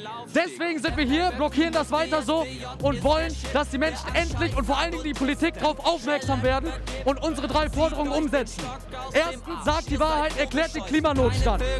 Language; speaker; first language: German; native; German